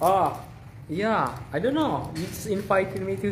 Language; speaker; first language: English; non-native, learner; Indonesian